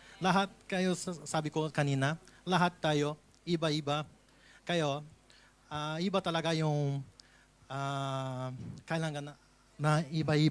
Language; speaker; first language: Filipino; non-native, learner; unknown